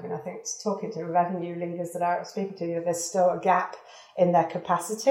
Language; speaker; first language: English; native; English